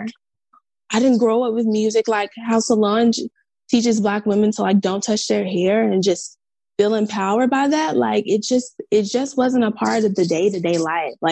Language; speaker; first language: English; native; English